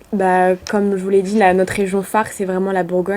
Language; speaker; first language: French; native; French